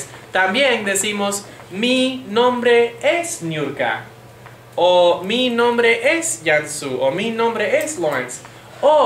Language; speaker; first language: Spanish; non-native, fluent; English